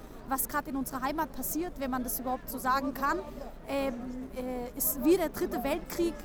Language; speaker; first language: German; early bilingual, other home language; Kurdish